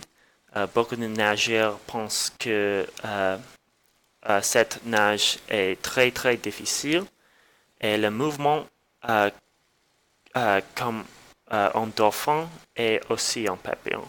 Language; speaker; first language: French; non-native, learner; English